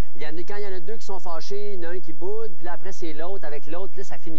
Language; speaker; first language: French; native; French